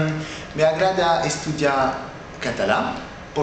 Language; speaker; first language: Spanish; non-native, learner; French